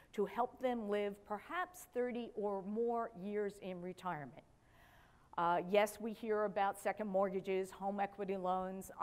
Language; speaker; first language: English; native; English